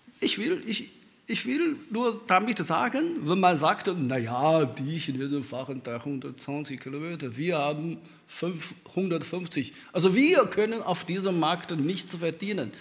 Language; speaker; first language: German; non-native, fluent; Chinese